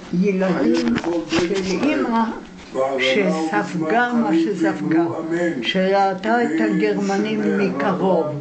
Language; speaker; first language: Hebrew; non-native, fluent; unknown